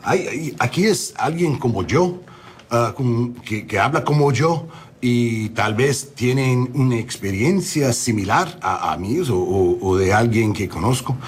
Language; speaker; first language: Spanish; early bilingual, heritage; English